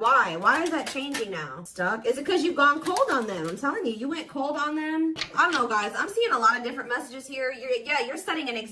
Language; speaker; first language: English; native; English